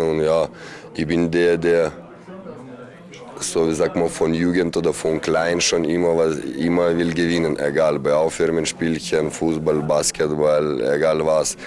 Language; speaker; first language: German; non-native, learner; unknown